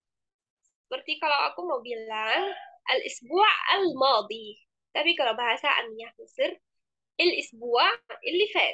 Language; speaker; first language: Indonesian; non-native, fluent; Arabic